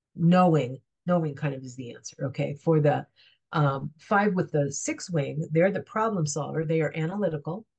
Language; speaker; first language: English; native; English